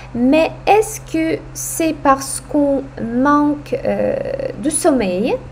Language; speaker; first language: French; non-native, fluent; Russian